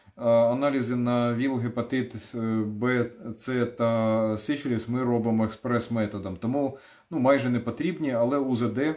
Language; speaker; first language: Ukrainian; non-native, local second language; Russian